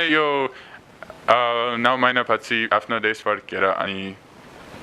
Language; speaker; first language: Nepali; non-native, learner; English